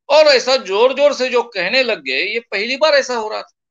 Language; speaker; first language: Hindi; non-native, local second language; Marathi